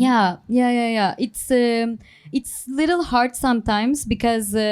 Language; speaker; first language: English; non-native, learner; Turkish